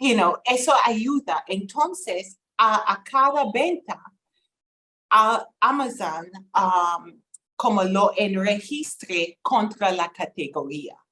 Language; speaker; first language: Spanish; non-native, fluent; English